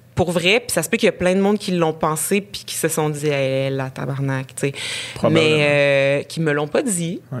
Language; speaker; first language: French; native; French